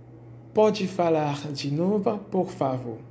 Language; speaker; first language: Portuguese; non-native, fluent; Haitian Creole